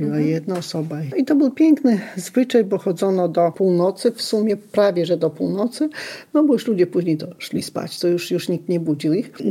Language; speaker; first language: Polish; non-native, local second language; Lithuanian